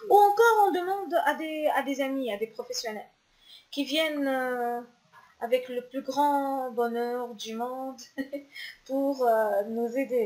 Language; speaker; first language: French; non-native, local second language; Arabic